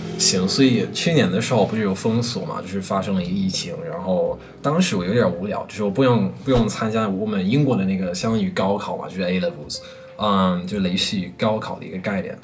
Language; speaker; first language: Chinese; non-native, fluent; English